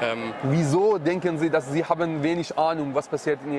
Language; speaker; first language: German; non-native, learner; Persian